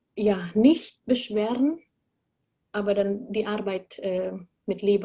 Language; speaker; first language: German; non-native, fluent; Indonesian